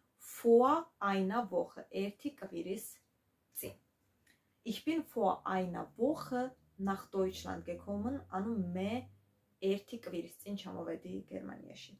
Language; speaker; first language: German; non-native, fluent; Georgian